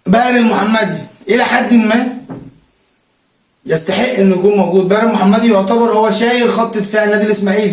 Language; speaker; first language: Arabic; native; Arabic